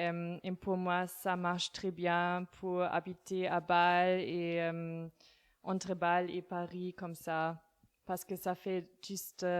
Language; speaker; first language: French; non-native, learner; German